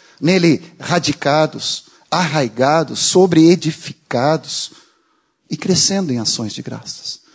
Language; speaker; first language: Portuguese; non-native, fluent; Swedish